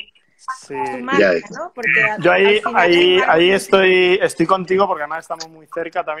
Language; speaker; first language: Spanish; native; Spanish